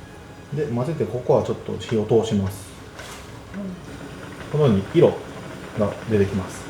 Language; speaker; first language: Japanese; native; Japanese